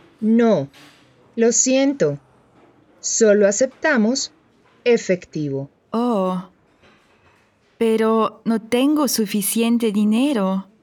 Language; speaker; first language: Spanish; non-native, fluent; German